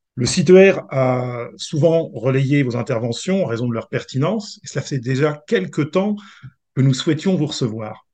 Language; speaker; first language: French; native; French